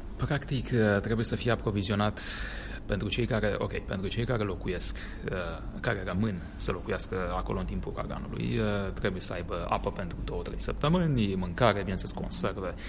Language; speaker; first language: Romanian; native; Romanian